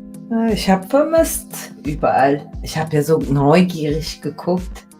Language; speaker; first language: German; early bilingual, other home language; Turkish